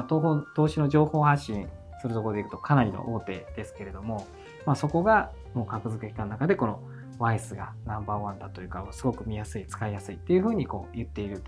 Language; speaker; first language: Japanese; native; Japanese